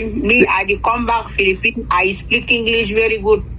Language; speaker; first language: English; non-native, learner; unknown